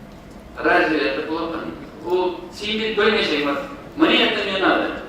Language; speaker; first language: Russian; non-native, local second language; Tatar